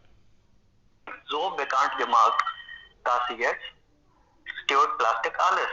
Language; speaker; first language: German; non-native, fluent; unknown